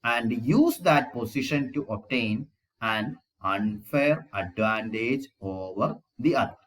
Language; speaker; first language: English; non-native, local second language; Malayalam